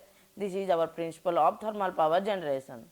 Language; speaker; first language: English; non-native, local second language; Odia